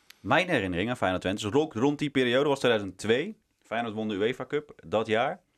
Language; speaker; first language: Dutch; native; Dutch